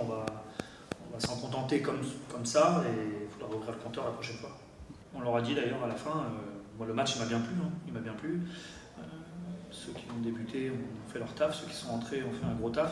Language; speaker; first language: French; native; French